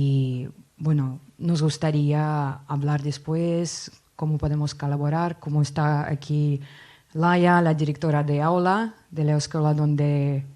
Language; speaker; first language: Spanish; non-native, fluent; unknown